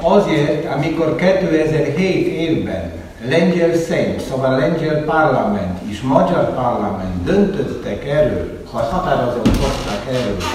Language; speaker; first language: Hungarian; non-native, fluent; Polish